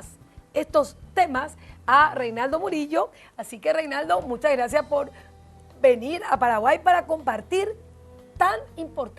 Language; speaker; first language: Spanish; native; Spanish